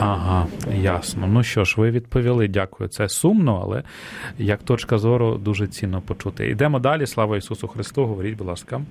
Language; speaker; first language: Ukrainian; native; Ukrainian